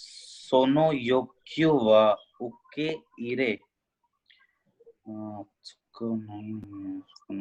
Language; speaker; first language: Japanese; non-native, learner; Hindi